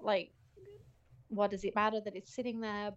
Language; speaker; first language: English; native; English